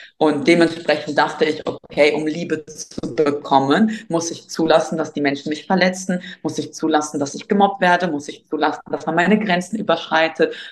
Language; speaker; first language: German; early bilingual, other home language; Albanian